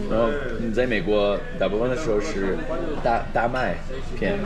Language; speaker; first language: Chinese; non-native, fluent; English